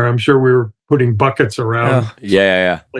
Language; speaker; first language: English; native; English